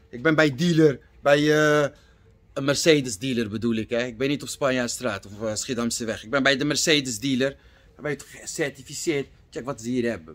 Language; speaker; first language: Dutch; non-native, fluent; Arabic